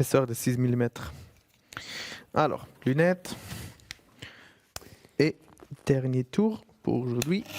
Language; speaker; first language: French; non-native, fluent; German